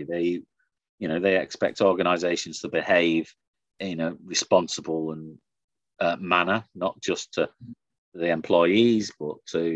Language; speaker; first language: English; native; English